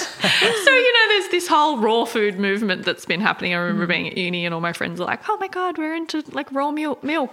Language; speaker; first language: English; native; English